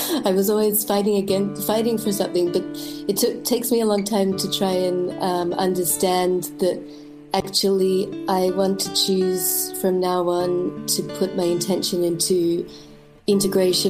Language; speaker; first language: English; native; English